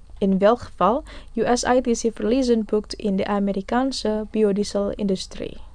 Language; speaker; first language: Dutch; non-native, fluent; Indonesian